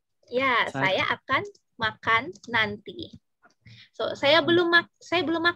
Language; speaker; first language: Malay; non-native, fluent; Indonesian